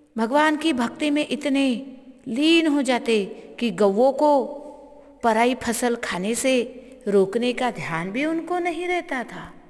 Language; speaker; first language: Hindi; non-native, local second language; Marathi